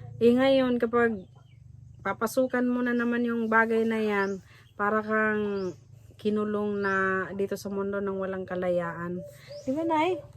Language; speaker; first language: Filipino; non-native, local second language; Cebuano